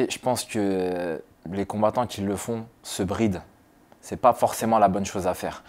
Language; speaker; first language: French; native; French